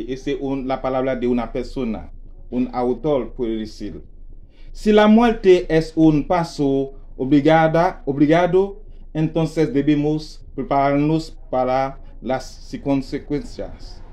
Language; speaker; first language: Spanish; non-native, learner; Haitian Creole